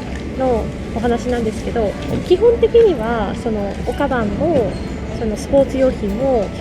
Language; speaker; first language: Japanese; native; Japanese